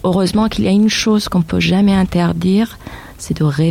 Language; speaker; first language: French; non-native, fluent; Persian